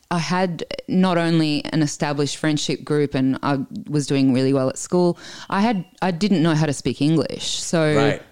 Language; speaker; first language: English; early bilingual, other home language; Italian